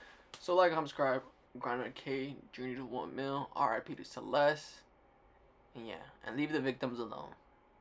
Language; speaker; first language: English; native; English